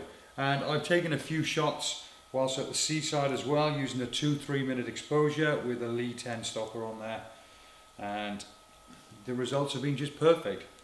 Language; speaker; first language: English; native; English